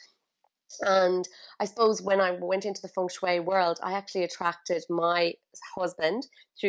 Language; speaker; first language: English; native; English